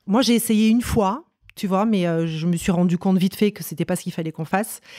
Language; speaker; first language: French; native; French